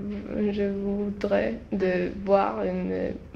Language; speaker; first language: French; non-native, learner; Swedish